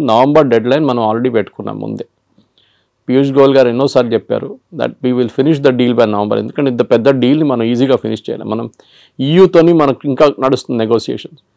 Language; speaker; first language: Telugu; non-native, local second language; Malayalam